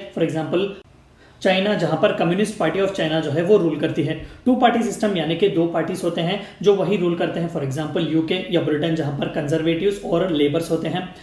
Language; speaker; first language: Hindi; native; Hindi